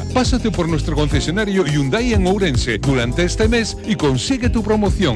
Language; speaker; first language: Spanish; native; Spanish